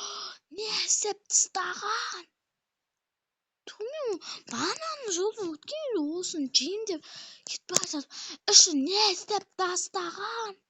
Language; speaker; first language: Kazakh; native; Kazakh